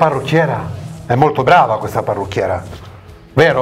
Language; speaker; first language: Italian; native; Italian